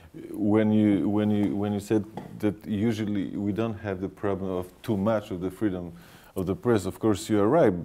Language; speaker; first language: English; non-native, fluent; Polish